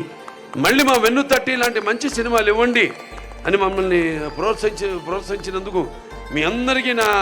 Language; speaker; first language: Telugu; native; Telugu